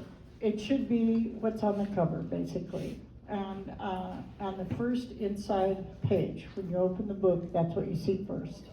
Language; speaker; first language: English; native; English